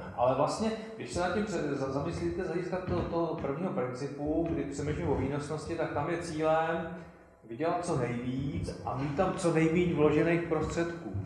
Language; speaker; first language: Czech; native; Czech